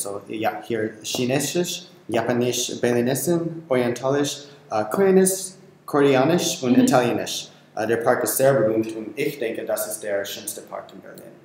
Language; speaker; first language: German; non-native, learner; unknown